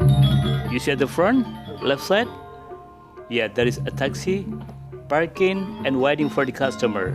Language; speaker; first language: English; non-native, local second language; Indonesian